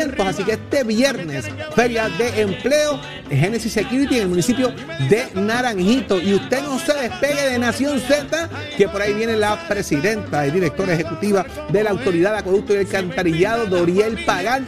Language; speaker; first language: Spanish; native; Spanish